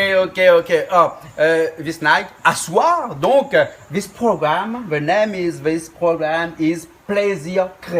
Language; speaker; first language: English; non-native, learner; French